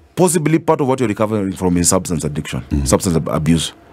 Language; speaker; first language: English; non-native, local second language; Swahili